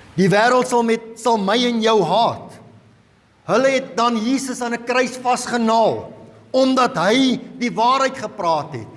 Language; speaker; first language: Afrikaans; non-native, local second language; English